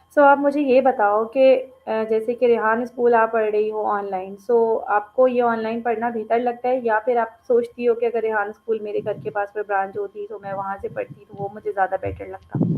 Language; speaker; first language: Urdu; native; Urdu